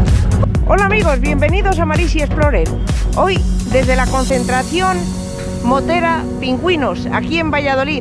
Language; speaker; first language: Spanish; native; Spanish